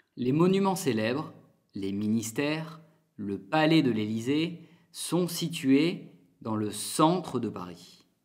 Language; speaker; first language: French; native; French